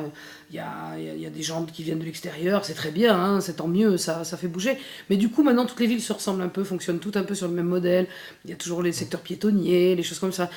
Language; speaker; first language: French; native; French